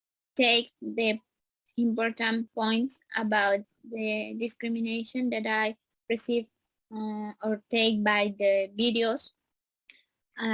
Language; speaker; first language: English; non-native, learner; Spanish